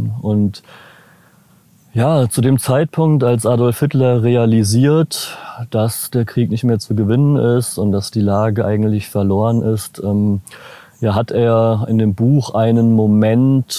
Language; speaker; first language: German; native; German